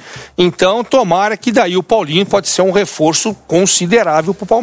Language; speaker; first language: Portuguese; native; Portuguese